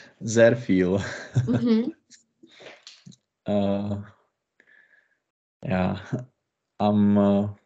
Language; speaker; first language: German; non-native, learner; Czech